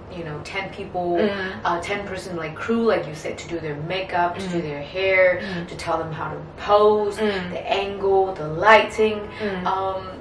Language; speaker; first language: English; non-native, fluent; Vietnamese